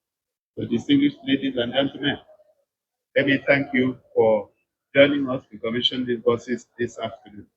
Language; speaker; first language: English; non-native, local second language; Igbo